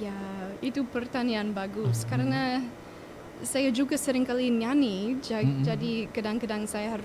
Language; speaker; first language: Indonesian; non-native, fluent; English